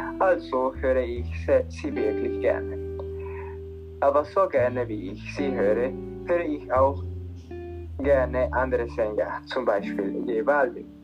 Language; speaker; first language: German; non-native, learner; Spanish